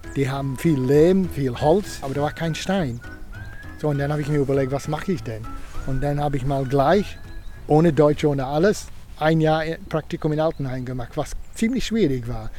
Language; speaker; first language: German; non-native, fluent; English